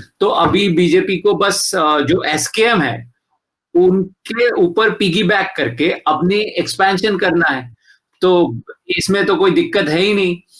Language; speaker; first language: Hindi; non-native, local second language; Assamese